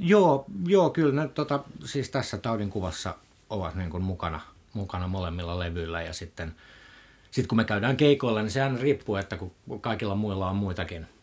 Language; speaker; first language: Finnish; native; Finnish